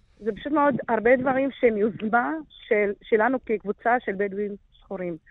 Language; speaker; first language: Hebrew; non-native, local second language; Arabic